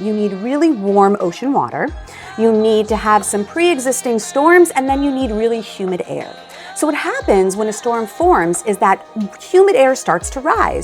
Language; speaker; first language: English; native; English